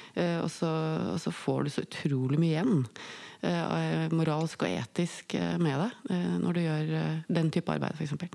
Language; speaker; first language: Norwegian; native; Norwegian